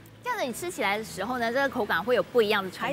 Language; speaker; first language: Chinese; native; Chinese